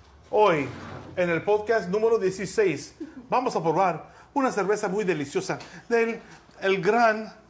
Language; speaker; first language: Spanish; early bilingual, heritage; Spanish